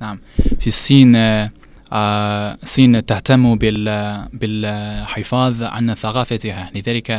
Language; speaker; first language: Arabic; non-native, learner; Chinese